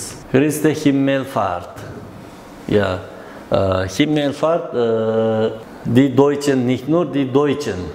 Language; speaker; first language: German; non-native, learner; Uzbek